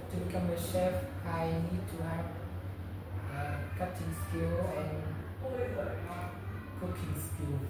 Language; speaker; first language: English; non-native, learner; Vietnamese